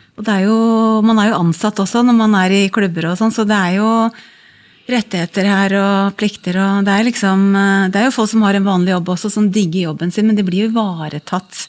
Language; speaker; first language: Norwegian; native; Norwegian